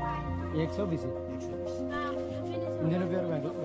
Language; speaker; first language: Hindi; non-native, learner; Malayalam